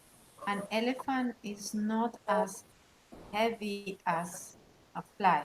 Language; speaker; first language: English; non-native, learner; Spanish